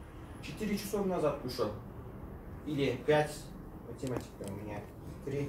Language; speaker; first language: Russian; early bilingual, heritage; Turkish